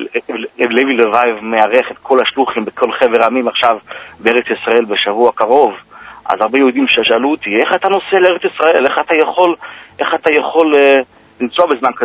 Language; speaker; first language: Hebrew; early bilingual, heritage; Hebrew